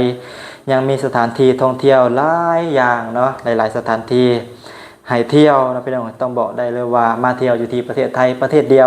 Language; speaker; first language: Thai; non-native, local second language; Northeastern Thai